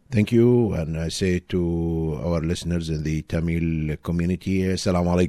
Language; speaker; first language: English; non-native, fluent; Arabic